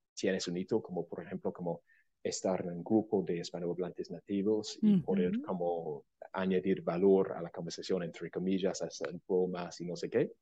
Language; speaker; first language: Spanish; non-native, fluent; English